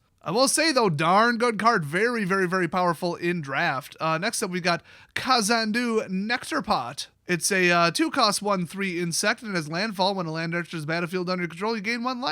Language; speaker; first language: English; native; English